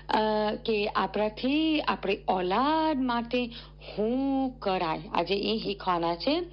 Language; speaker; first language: Gujarati; early bilingual, heritage; Gujarati